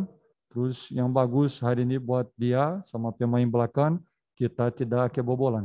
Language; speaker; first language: Indonesian; non-native, fluent; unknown